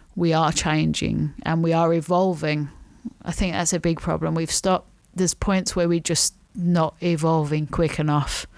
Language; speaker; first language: English; native; English